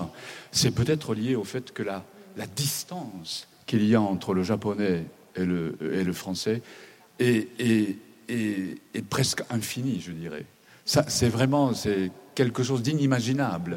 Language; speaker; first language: French; non-native, fluent; Japanese